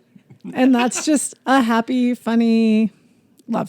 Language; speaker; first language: English; native; English